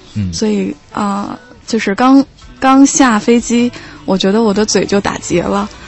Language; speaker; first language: Chinese; non-native, fluent; Korean